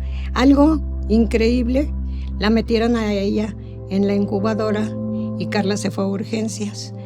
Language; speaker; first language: Spanish; native; Spanish